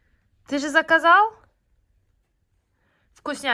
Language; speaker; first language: Russian; non-native, fluent; Tajik